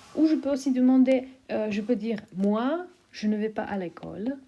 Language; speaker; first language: French; non-native, fluent; Czech